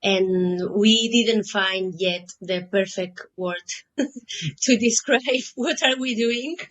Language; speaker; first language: English; non-native, fluent; Catalan